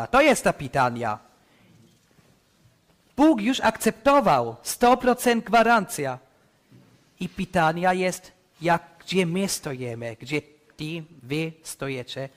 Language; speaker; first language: Polish; non-native, learner; English